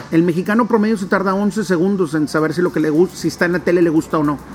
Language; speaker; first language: Spanish; non-native, local second language; English